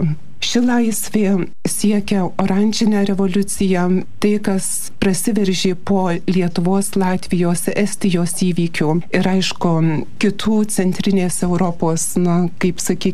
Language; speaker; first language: Lithuanian; native; Lithuanian